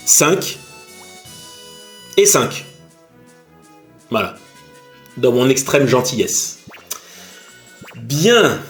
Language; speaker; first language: French; native; French